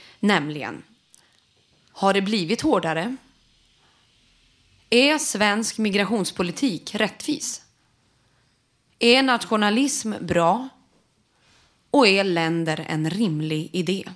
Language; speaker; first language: Swedish; native; Swedish